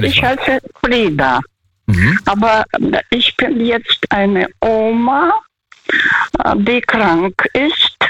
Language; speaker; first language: German; non-native, fluent; Russian